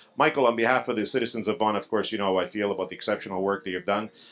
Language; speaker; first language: English; early bilingual, other home language; Italian